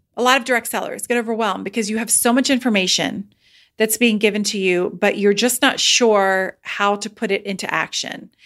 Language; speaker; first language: English; native; English